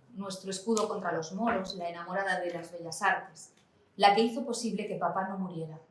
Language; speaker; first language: Spanish; non-native, local second language; Catalan